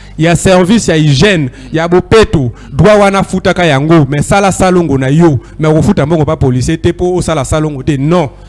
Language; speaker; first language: Lingala; native; Lingala